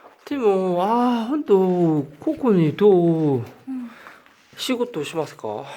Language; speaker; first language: Japanese; non-native, learner; Korean